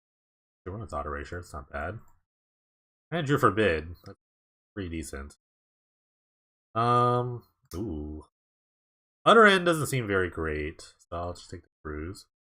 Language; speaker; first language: English; native; English